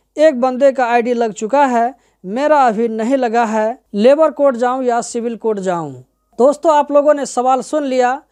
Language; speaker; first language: Hindi; native; Hindi